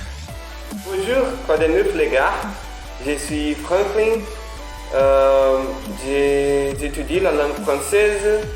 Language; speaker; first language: French; non-native, learner; Portuguese